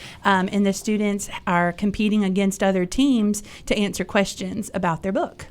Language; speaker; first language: English; native; English